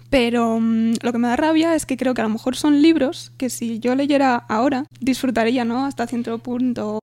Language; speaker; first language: Spanish; native; Spanish